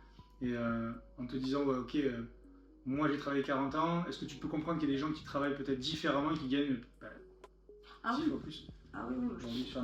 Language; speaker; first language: French; native; French